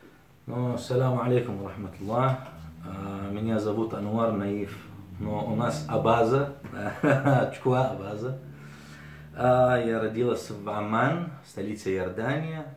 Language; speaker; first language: Russian; early bilingual, heritage; Arabic